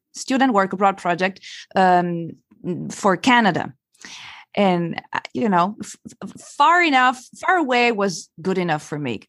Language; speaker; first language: English; non-native, fluent; Italian